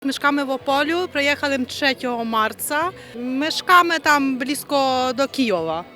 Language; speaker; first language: Polish; non-native, learner; Ukrainian